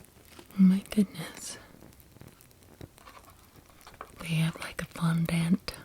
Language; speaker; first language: English; native; English